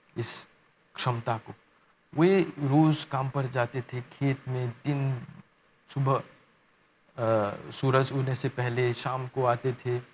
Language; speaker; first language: Hindi; non-native, local second language; Morisyen